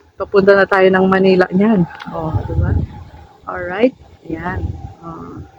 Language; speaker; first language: Filipino; non-native, local second language; Bikol